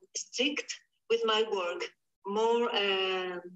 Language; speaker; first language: English; non-native, learner; Spanish